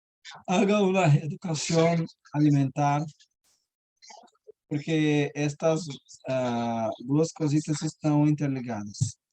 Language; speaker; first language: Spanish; non-native, learner; Portuguese